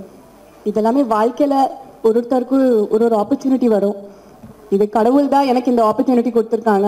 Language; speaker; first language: Tamil; non-native, fluent; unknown